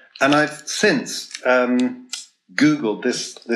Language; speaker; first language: English; native; English